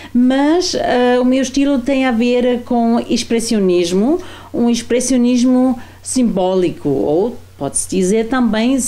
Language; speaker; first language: Portuguese; non-native, fluent; German